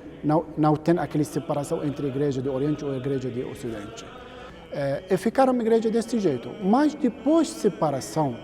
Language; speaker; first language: Portuguese; non-native, learner; Arabic